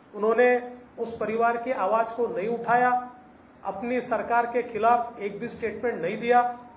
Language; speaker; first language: Hindi; non-native, local second language; Marathi